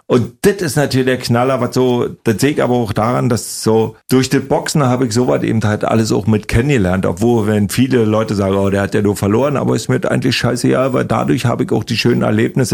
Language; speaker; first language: German; native; German